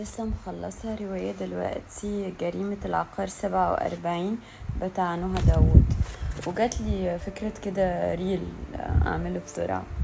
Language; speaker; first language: Arabic; native; Arabic